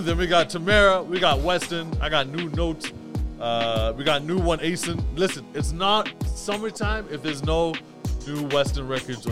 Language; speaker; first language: English; native; English